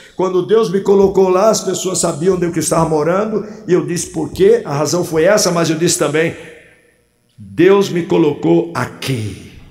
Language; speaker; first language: Portuguese; native; Portuguese